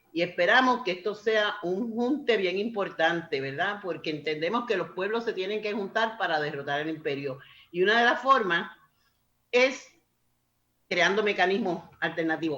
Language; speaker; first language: Spanish; native; Spanish